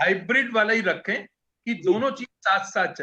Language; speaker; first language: Hindi; native; Hindi